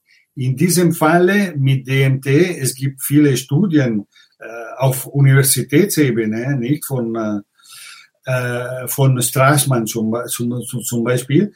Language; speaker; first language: German; non-native, fluent; Italian